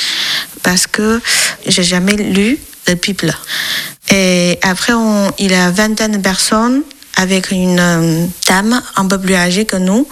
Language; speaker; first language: French; non-native, learner; Chinese